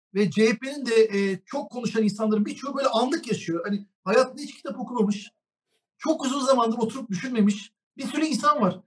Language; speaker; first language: Turkish; native; Turkish